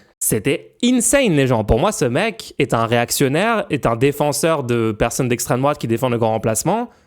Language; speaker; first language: French; native; French